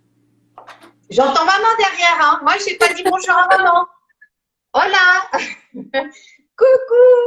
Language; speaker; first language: French; native; French